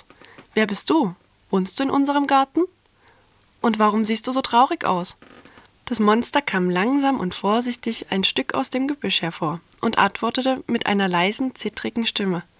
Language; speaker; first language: German; native; German